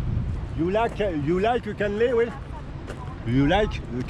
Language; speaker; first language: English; non-native, learner; French